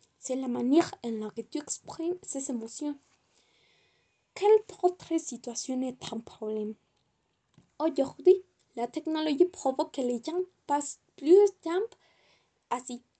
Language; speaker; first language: French; non-native, learner; Spanish